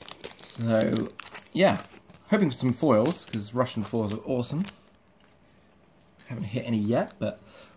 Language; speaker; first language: English; native; English